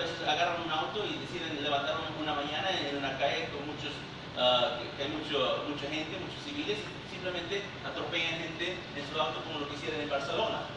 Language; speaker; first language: Spanish; early bilingual, heritage; Spanish